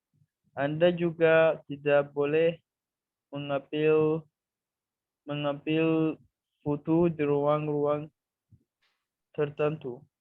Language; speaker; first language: Indonesian; non-native, learner; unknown